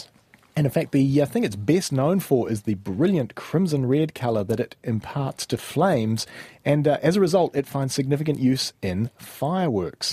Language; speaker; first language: English; native; English